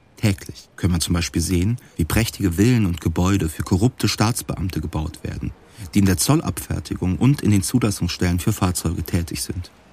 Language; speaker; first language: German; native; German